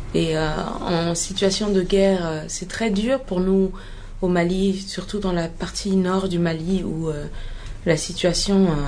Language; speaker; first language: French; non-native, local second language; Bambara